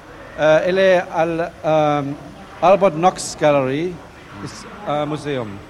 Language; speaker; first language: French; non-native, learner; German